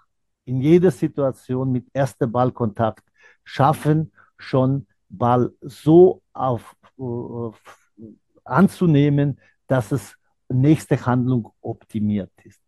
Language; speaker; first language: German; non-native, fluent; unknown